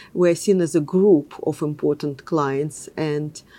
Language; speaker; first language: English; non-native, fluent; Russian